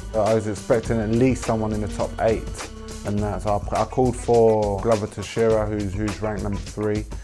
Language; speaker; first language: English; native; English